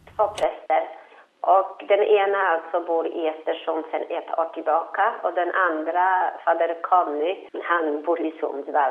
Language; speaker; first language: Swedish; non-native, fluent; Polish